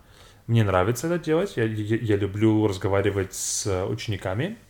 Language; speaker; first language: Russian; non-native, fluent; English